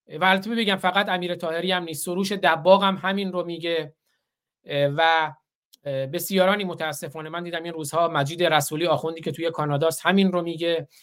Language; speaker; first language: Persian; non-native, local second language; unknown